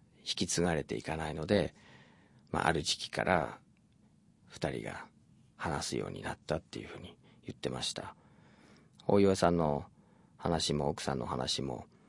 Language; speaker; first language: Japanese; non-native, fluent; English